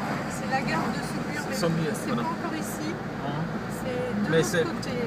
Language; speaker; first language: French; native; French